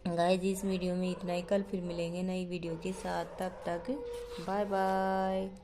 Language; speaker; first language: Hindi; native; Hindi